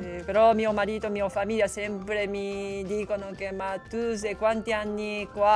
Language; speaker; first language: Italian; non-native, learner; Japanese